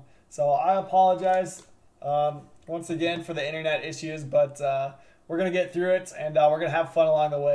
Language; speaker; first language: English; native; English